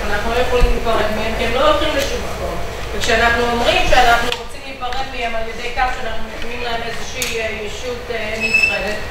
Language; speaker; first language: Hebrew; non-native, fluent; English